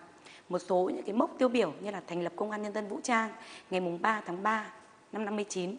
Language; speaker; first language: Vietnamese; native; Vietnamese